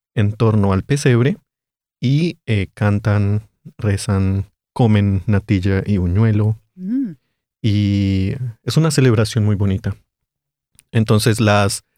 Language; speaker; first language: Spanish; native; Spanish